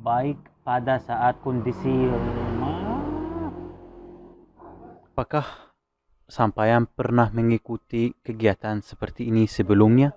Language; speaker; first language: Indonesian; non-native, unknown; Arabic